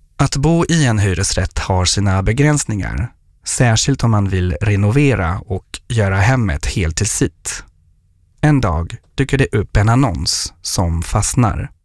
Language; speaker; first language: Swedish; non-native, fluent; French